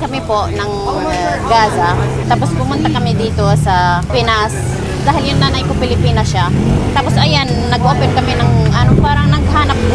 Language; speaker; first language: Filipino; early bilingual, heritage; Arabic